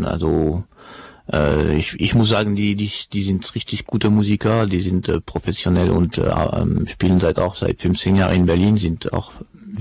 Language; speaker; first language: German; non-native, fluent; French